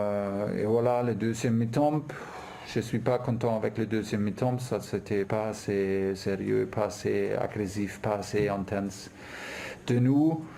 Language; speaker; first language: French; non-native, fluent; German